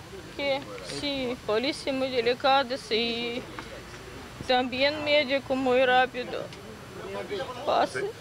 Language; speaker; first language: Spanish; non-native, learner; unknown